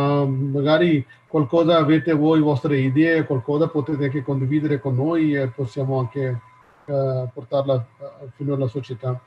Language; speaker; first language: Italian; non-native, learner; Hindi